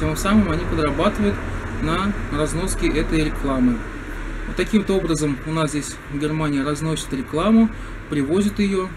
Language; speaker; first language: Russian; native; Russian